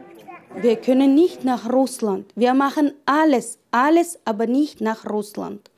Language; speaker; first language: German; non-native, learner; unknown